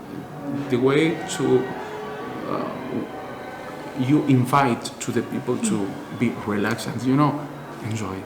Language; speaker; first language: English; non-native, learner; Spanish